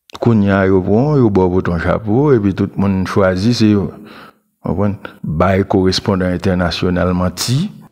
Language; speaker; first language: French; non-native, local second language; Haitian Creole